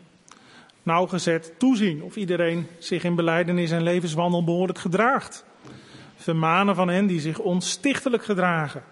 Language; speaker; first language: Dutch; native; Dutch